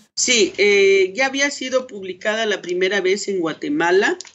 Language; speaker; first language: Spanish; native; Spanish